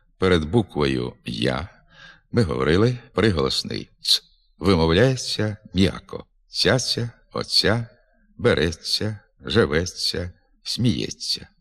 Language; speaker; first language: Ukrainian; native; Ukrainian